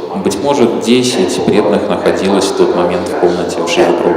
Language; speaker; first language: Russian; native; Russian